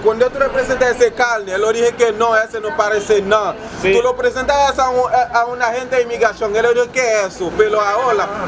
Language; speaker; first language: Spanish; non-native, learner; Haitian Creole